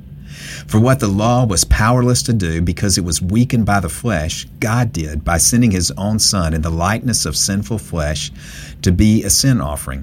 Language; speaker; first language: English; native; English